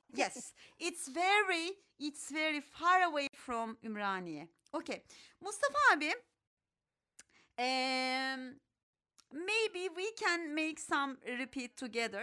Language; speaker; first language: English; non-native, fluent; Turkish